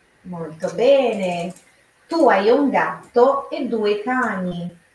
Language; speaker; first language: Italian; non-native, fluent; Portuguese